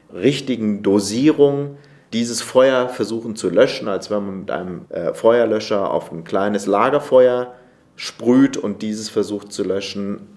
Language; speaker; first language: German; native; German